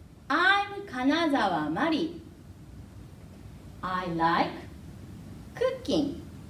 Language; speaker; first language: English; non-native, fluent; Japanese